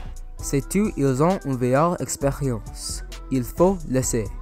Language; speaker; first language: French; non-native, learner; English